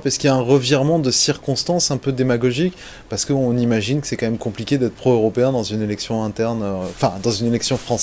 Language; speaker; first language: French; native; French